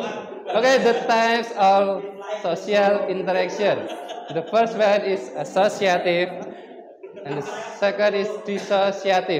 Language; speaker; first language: English; non-native, learner; Indonesian